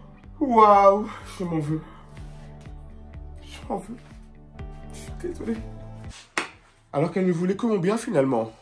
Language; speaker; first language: French; native; French